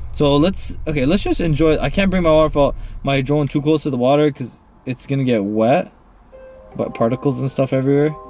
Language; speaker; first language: English; native; English